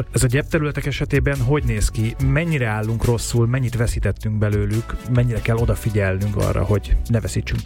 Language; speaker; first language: Hungarian; native; Hungarian